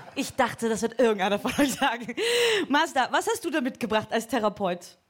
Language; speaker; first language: German; native; German